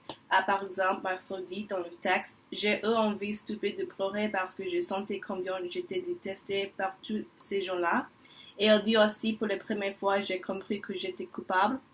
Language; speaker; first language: French; non-native, learner; English